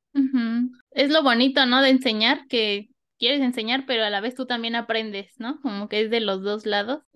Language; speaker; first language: Spanish; native; Spanish